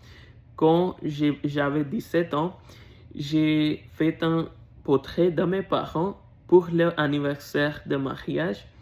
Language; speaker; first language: French; non-native, learner; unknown